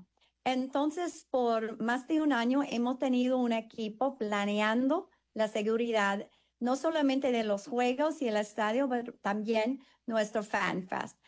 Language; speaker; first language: Spanish; non-native, fluent; English